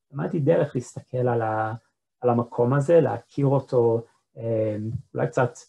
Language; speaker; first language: Hebrew; non-native, fluent; English